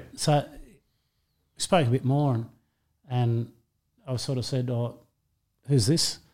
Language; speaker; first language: English; native; English